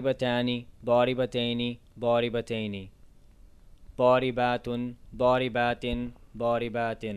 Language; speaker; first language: Arabic; non-native, fluent; English